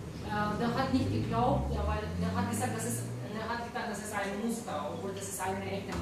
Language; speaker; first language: German; non-native, learner; Russian